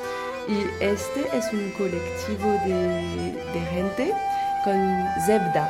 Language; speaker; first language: Spanish; non-native, learner; French